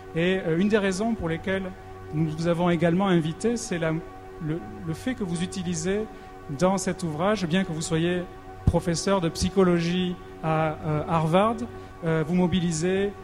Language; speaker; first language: French; native; French